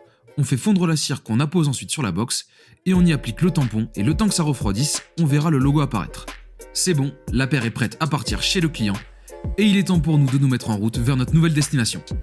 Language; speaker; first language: French; native; French